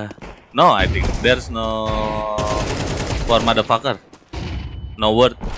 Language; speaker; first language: English; non-native, learner; Sundanese